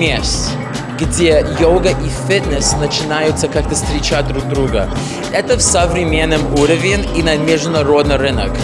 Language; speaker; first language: Russian; non-native, fluent; English